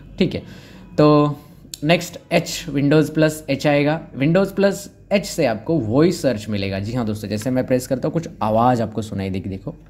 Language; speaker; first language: Hindi; non-native, local second language; Marathi